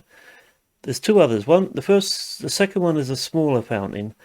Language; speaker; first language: English; native; English